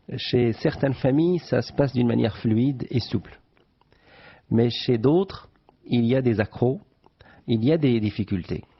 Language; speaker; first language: French; non-native, local second language; Arabic